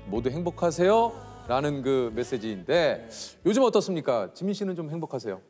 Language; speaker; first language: Korean; native; Korean